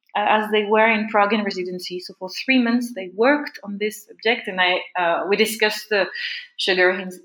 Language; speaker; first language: English; non-native, fluent; French